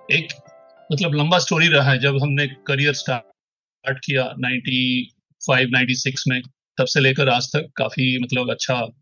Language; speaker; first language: Hindi; non-native, local second language; Odia